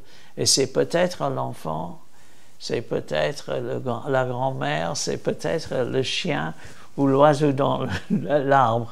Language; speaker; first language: French; non-native, fluent; English